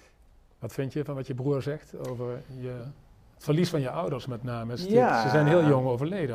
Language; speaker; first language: Dutch; native; Dutch